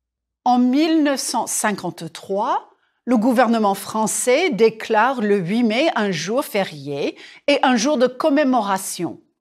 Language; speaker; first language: French; non-native, fluent; English